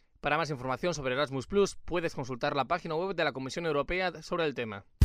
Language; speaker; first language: Spanish; native; Spanish